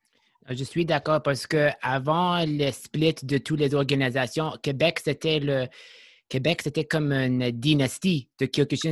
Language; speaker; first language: French; non-native, learner; English